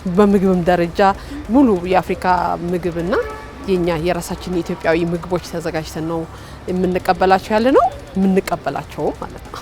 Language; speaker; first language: Amharic; native; Amharic